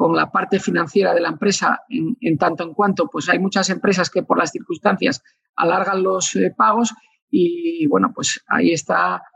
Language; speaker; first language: Spanish; native; Spanish